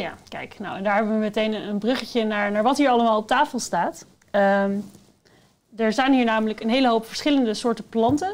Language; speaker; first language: Dutch; native; Dutch